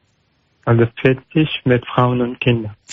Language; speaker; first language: German; non-native, learner; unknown